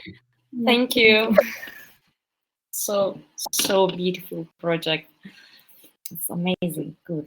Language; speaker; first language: English; non-native, learner; Turkish